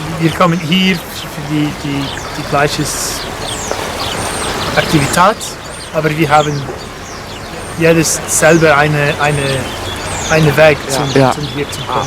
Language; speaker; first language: German; non-native, learner; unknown